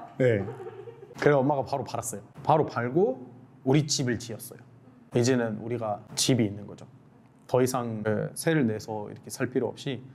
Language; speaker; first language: Korean; non-native, fluent; Arabic